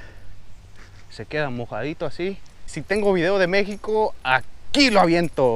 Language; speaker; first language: Spanish; early bilingual, heritage; Spanish